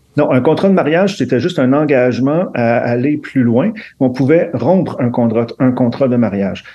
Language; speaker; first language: French; native; French